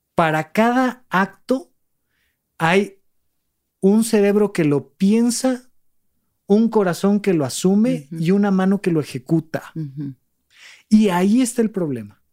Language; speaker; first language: Spanish; native; Spanish